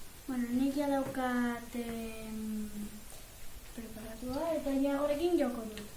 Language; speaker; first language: Basque; non-native, local second language; Spanish